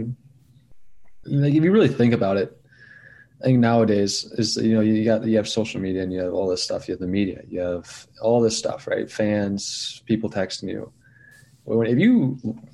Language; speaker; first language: English; native; English